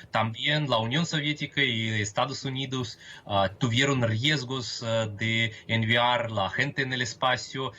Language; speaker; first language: Spanish; non-native, fluent; Russian